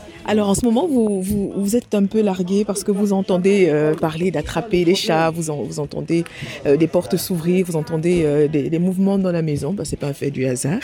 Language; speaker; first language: French; native; French